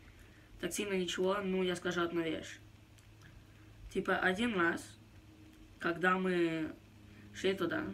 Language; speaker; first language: Russian; early bilingual, heritage; Russian